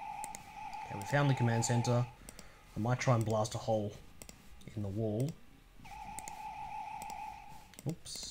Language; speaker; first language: English; native; English